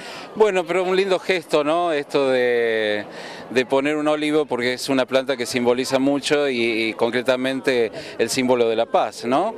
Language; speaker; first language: Spanish; native; Spanish